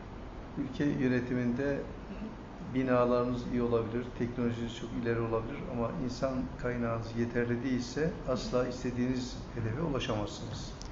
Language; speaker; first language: Turkish; native; Turkish